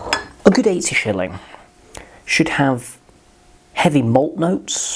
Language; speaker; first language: English; native; English